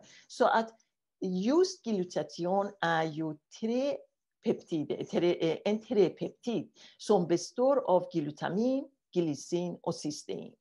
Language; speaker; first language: Swedish; non-native, fluent; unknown